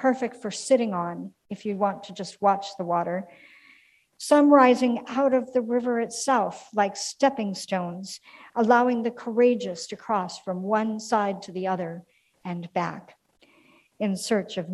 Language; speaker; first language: English; native; English